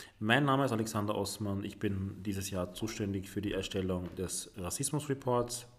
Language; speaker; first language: German; native; German